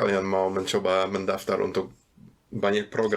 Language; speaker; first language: Indonesian; non-native, fluent; German